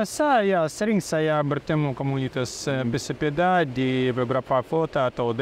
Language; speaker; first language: Indonesian; non-native, learner; Russian